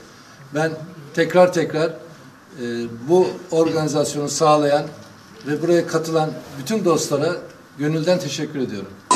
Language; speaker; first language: Turkish; native; Turkish